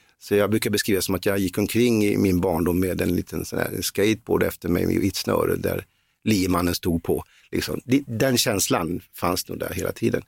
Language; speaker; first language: Swedish; native; Swedish